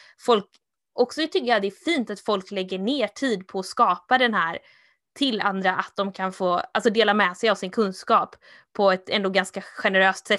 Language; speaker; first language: Swedish; native; Swedish